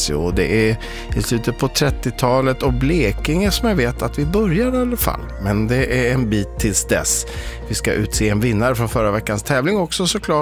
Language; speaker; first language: Swedish; native; Swedish